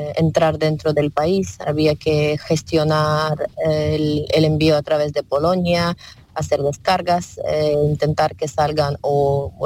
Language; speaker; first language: Spanish; non-native, fluent; Ukrainian